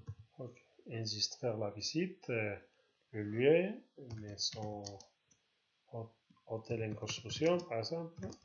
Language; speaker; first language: French; non-native, learner; Spanish